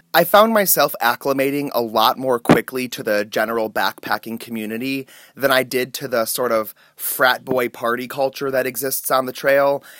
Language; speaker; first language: English; native; English